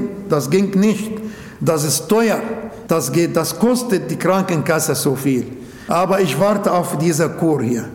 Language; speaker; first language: German; non-native, local second language; Arabic